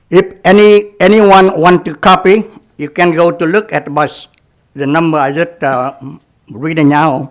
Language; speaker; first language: English; non-native, learner; Vietnamese